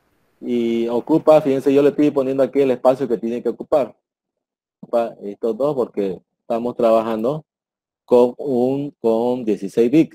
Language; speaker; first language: Spanish; native; Spanish